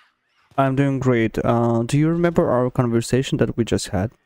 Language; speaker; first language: English; non-native, fluent; Russian